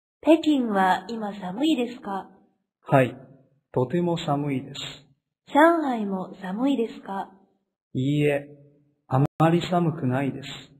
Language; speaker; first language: Japanese; non-native, fluent; Chinese